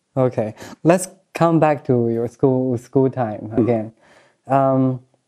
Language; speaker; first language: English; non-native, fluent; Chinese